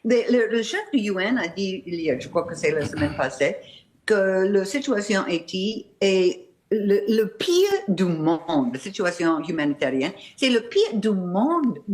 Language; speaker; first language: French; non-native, fluent; English